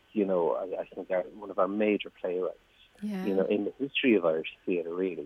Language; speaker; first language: English; native; English